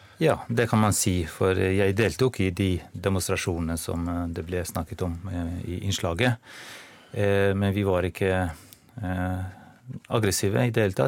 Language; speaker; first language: Norwegian; non-native, fluent; Albanian